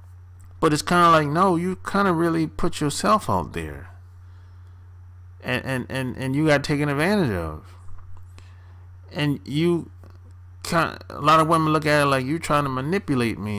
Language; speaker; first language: English; native; English